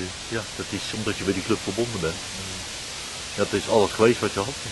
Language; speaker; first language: Dutch; native; Dutch